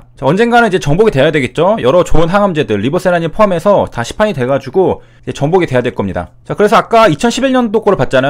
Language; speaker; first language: Korean; native; Korean